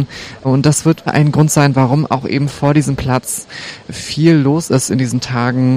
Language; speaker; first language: German; native; German